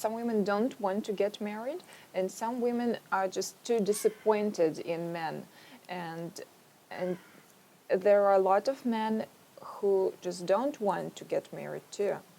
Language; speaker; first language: English; non-native, fluent; Russian